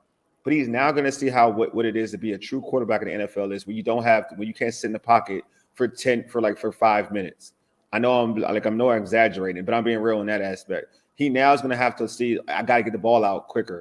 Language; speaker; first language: English; native; English